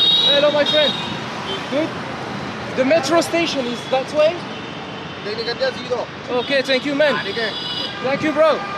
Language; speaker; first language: English; non-native, learner; French